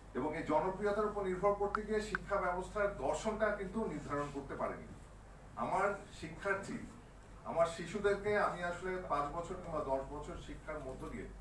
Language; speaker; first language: Bangla; native; Bangla